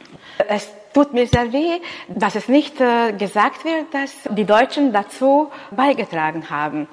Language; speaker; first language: German; non-native, local second language; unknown